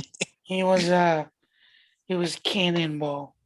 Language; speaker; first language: English; native; English